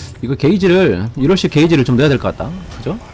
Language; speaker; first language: Korean; native; Korean